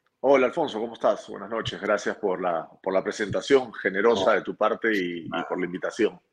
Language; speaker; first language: Spanish; native; Spanish